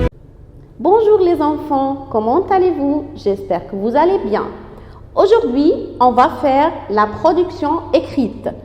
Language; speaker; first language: French; non-native, fluent; Arabic